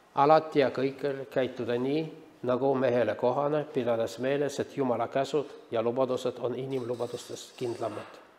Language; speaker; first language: Estonian; native; Estonian